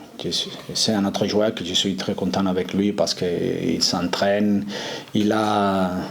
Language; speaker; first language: French; non-native, fluent; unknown